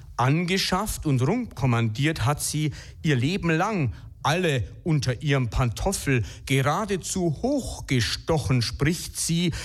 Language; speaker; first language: German; native; German